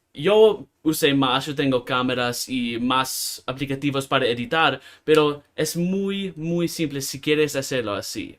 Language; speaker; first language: Spanish; non-native, learner; English